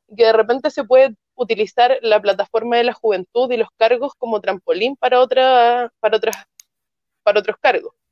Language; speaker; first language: Spanish; native; Spanish